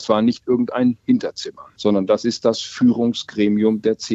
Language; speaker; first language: German; native; German